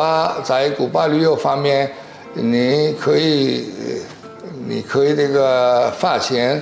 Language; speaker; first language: Chinese; non-native, fluent; Spanish